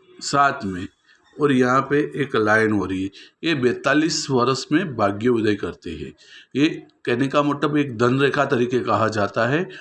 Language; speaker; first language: Hindi; non-native, local second language; Gujarati